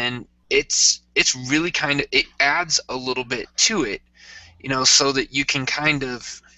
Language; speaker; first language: English; native; English